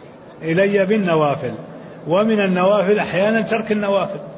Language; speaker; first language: Arabic; native; Arabic